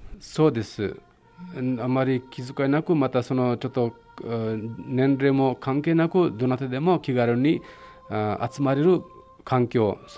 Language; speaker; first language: Japanese; non-native, fluent; Hindi